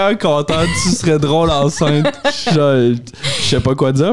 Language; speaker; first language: French; native; French